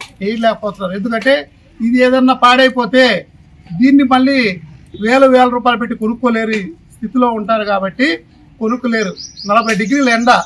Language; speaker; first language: Telugu; native; Telugu